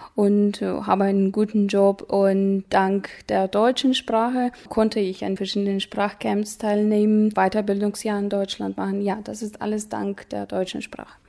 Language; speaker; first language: German; non-native, fluent; Russian